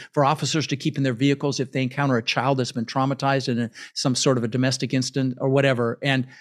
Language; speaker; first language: English; early bilingual, other home language; Dutch